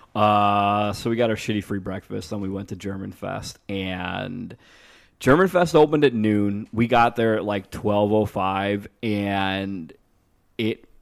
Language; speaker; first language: English; native; English